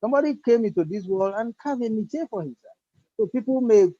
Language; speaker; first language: English; non-native, local second language; Yoruba